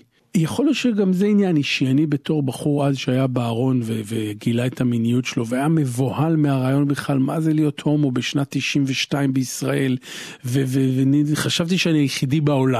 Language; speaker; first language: Hebrew; native; Hebrew